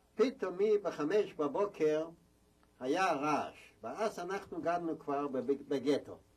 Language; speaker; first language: Hebrew; non-native, fluent; Yiddish